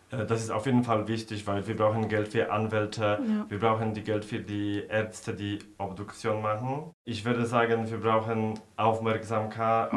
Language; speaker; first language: German; non-native, fluent; Polish